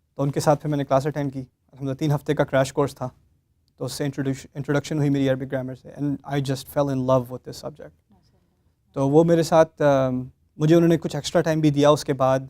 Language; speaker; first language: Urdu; early bilingual, heritage; Urdu